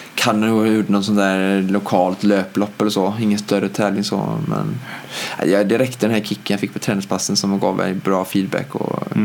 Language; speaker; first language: Swedish; native; Swedish